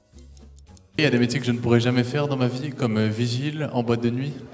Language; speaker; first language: French; native; French